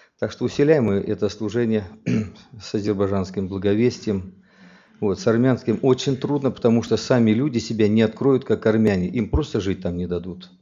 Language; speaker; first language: Russian; native; Russian